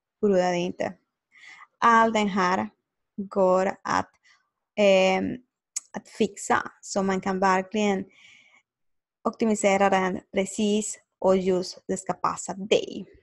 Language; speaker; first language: Swedish; non-native, learner; Spanish